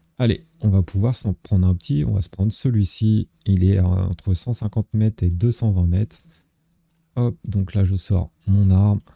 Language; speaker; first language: French; native; French